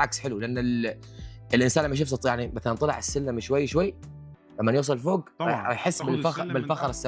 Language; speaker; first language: Arabic; native; Arabic